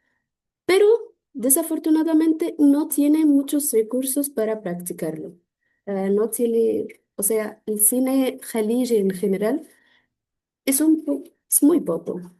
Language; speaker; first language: Spanish; non-native, fluent; Arabic